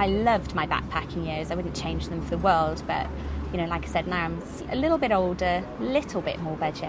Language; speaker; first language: English; native; English